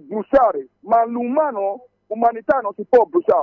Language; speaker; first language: Italian; non-native, fluent; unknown